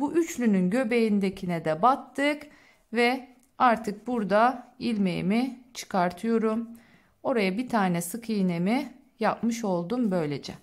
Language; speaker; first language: Turkish; native; Turkish